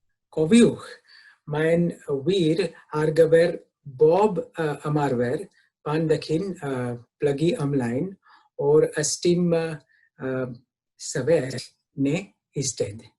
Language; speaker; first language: Welsh; non-native, fluent; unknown